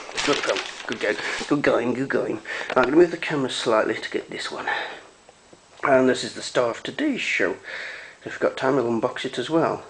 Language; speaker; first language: English; native; English